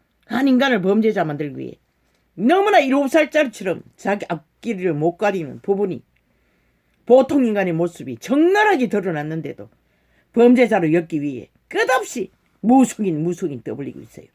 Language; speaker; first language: Korean; native; Korean